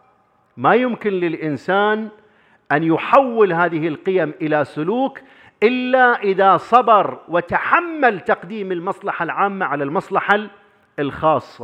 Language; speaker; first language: Arabic; native; Arabic